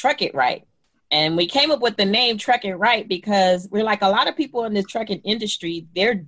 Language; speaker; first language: English; native; English